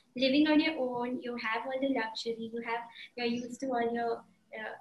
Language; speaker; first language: English; non-native, local second language; Marathi